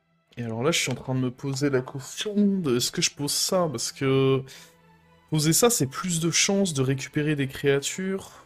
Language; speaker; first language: French; native; French